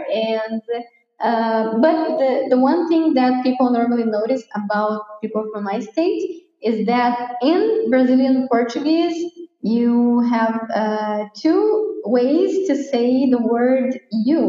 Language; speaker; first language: English; non-native, fluent; Portuguese